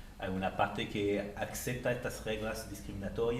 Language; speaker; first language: Spanish; native; Spanish